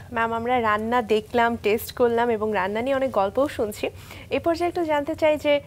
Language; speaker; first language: Bangla; native; Bangla